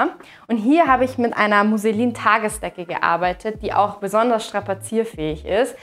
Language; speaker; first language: German; native; German